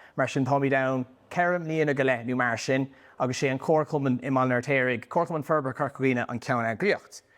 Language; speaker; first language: Irish; native; Irish